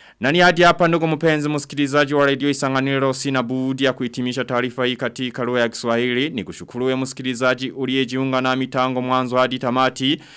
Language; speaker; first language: Swahili; non-native, local second language; Rundi